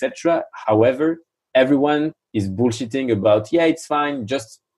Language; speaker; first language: English; non-native, fluent; French